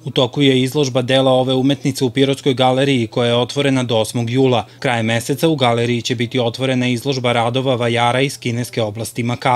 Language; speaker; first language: Serbian; native; Serbian